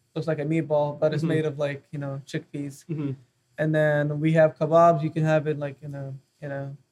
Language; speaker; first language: English; non-native, fluent; Arabic